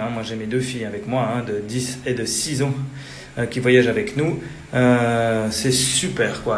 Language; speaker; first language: French; native; French